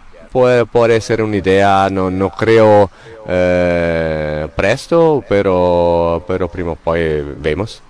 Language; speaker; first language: Spanish; non-native, learner; Italian